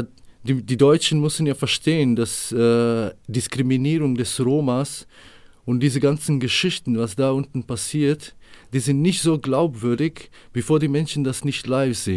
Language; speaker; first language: German; non-native, local second language; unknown